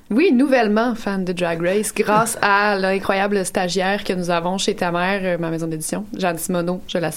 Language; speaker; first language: French; native; French